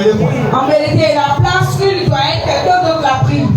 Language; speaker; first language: French; non-native, local second language; Ewe